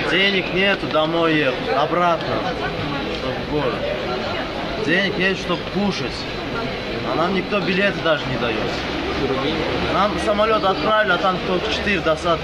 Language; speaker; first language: Russian; non-native, fluent; Turkmen